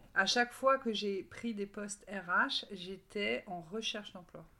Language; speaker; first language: French; native; French